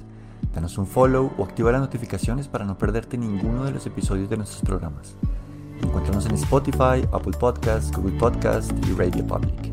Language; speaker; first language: Spanish; native; Spanish